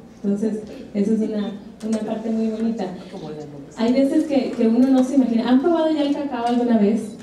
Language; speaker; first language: Spanish; native; Spanish